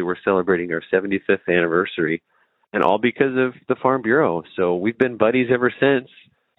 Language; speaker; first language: English; native; English